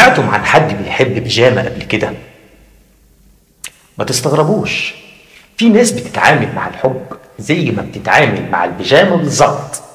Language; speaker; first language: Arabic; native; Arabic